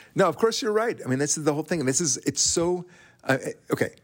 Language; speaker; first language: English; non-native, fluent; Hebrew